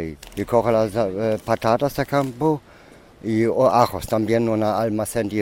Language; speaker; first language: Spanish; non-native, learner; German